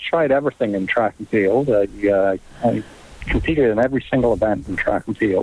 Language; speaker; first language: English; native; English